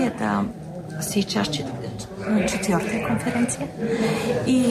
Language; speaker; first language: Russian; non-native, learner; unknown